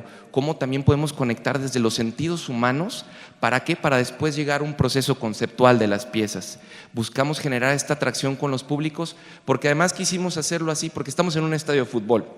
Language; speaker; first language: Spanish; native; Spanish